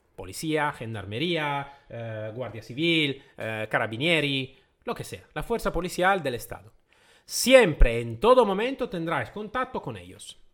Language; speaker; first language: Spanish; non-native, fluent; Italian